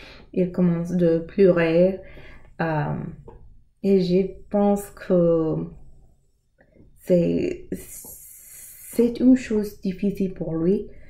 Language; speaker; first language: French; non-native, learner; English